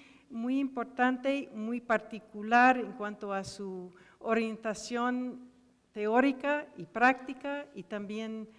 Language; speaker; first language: Spanish; non-native, fluent; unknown